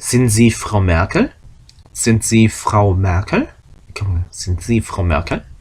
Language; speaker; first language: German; non-native, fluent; Korean